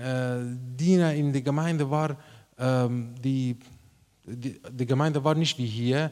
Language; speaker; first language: German; non-native, learner; Persian